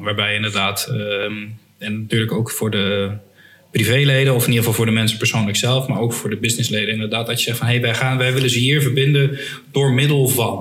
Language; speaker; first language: Dutch; native; Dutch